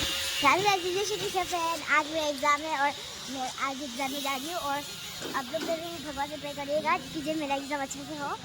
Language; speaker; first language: Hindi; non-native, local second language; Assamese